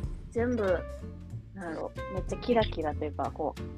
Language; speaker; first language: Japanese; early bilingual, heritage; Japanese